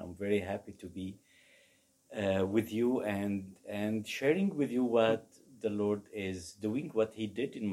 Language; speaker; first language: English; non-native, fluent; Arabic